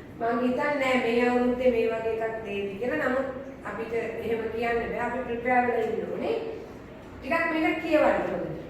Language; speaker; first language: Sinhala; native; Sinhala